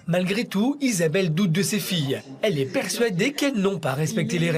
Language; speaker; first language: French; native; French